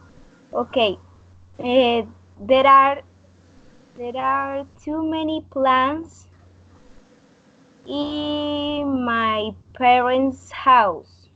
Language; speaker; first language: English; non-native, learner; Spanish